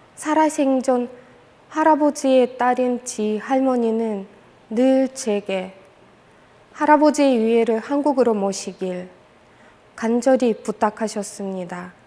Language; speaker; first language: Korean; non-native, fluent; Russian